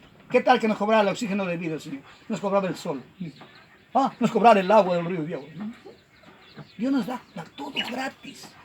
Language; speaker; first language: Spanish; native; Spanish